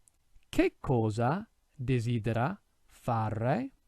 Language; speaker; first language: Italian; non-native, fluent; English